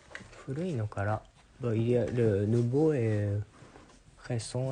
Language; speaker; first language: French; non-native, learner; Japanese